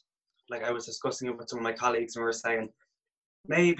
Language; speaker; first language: English; native; English